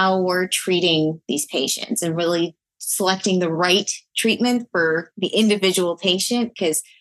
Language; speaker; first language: English; native; English